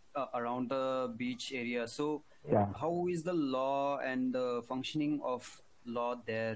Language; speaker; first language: English; non-native, local second language; Hindi